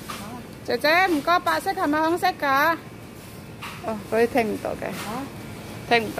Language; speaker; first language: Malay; non-native, local second language; Javanese